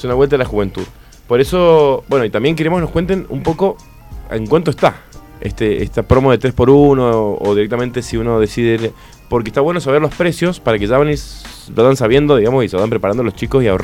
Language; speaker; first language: Spanish; native; Spanish